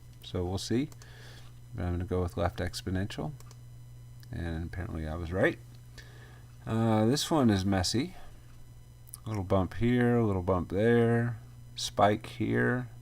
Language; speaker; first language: English; native; English